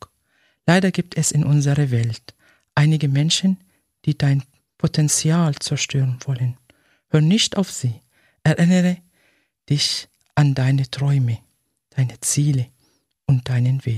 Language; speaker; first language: German; non-native, fluent; Arabic